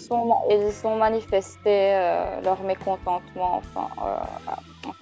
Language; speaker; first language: French; non-native, local second language; Arabic